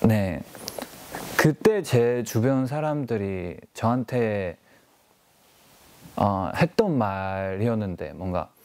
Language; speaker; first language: Korean; non-native, learner; Chinese